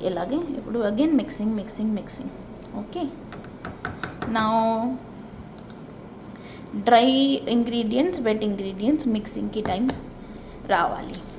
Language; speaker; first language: Telugu; non-native, learner; Marathi